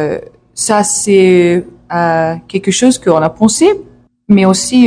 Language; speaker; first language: French; non-native, learner; English